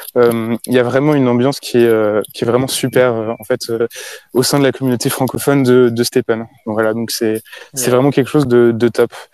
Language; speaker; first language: French; native; French